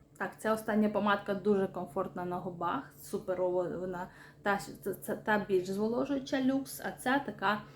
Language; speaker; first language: Ukrainian; non-native, local second language; Russian